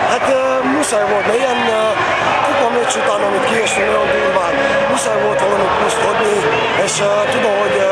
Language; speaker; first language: Hungarian; non-native, learner; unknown